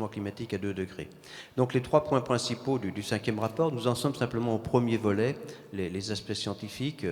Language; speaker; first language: French; native; French